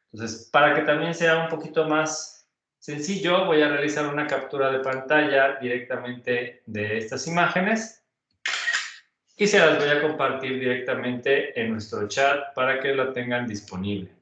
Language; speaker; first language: Spanish; native; Spanish